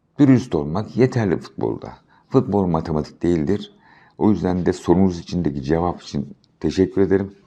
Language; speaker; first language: Turkish; native; Turkish